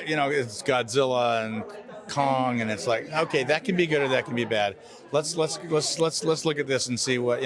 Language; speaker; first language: English; native; English